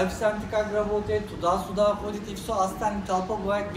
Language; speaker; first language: Russian; non-native, learner; Turkish